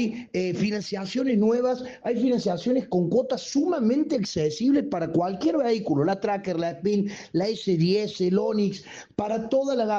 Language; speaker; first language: Spanish; native; Spanish